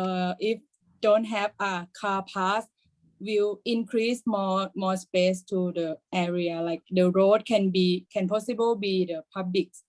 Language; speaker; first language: English; non-native, learner; Thai